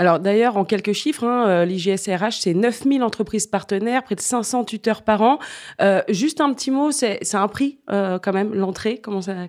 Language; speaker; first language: French; native; French